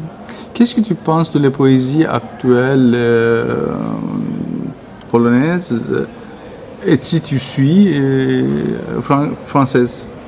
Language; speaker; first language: French; non-native, fluent; Turkish